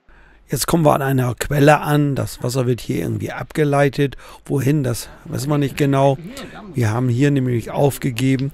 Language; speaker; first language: German; native; German